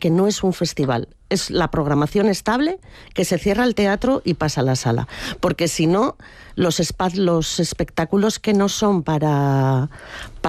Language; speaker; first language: Spanish; native; Spanish